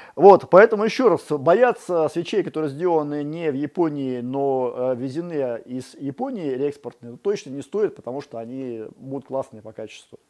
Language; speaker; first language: Russian; native; Russian